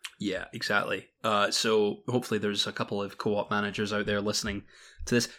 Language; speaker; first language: English; native; English